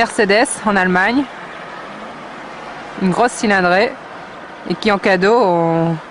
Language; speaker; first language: French; native; French